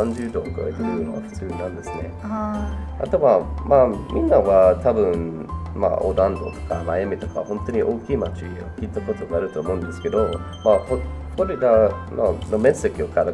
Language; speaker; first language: Japanese; non-native, fluent; English